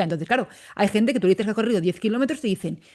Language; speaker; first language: Spanish; native; Spanish